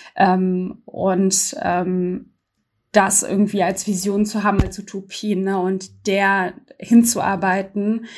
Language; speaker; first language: German; native; German